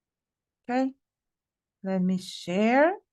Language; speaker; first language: English; non-native, fluent; Spanish